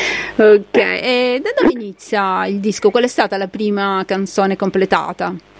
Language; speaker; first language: Italian; native; Italian